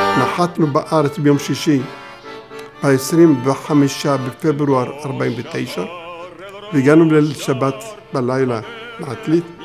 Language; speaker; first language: Hebrew; early bilingual, other home language; Arabic